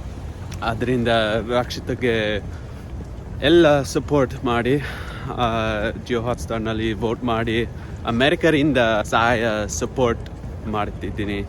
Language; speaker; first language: Kannada; non-native, learner; English